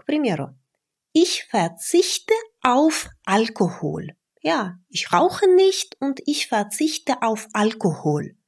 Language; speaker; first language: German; non-native, fluent; Russian